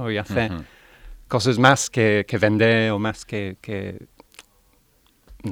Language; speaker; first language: Spanish; non-native, learner; English